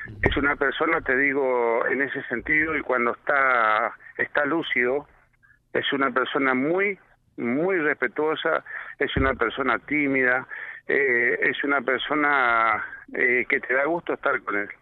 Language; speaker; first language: Spanish; native; Spanish